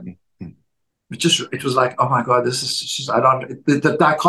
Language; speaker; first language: English; native; English